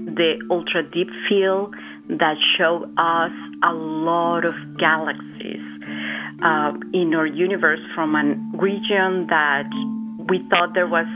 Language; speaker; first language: English; non-native, fluent; Spanish